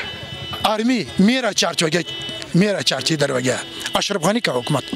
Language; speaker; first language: Hindi; non-native, learner; Pashto